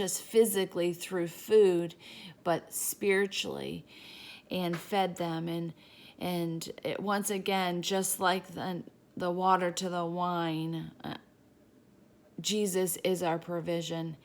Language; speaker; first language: English; native; English